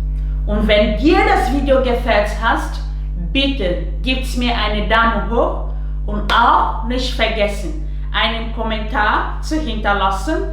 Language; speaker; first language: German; non-native, fluent; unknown